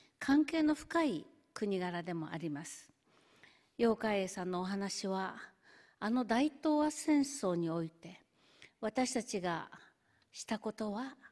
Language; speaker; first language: Japanese; native; Japanese